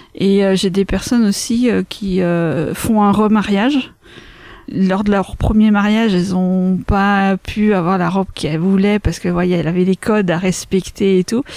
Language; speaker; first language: French; native; French